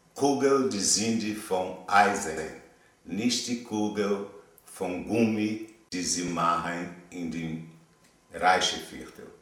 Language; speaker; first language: German; non-native, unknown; Portuguese